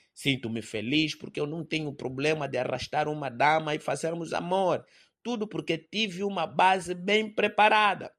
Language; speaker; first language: Portuguese; native; Portuguese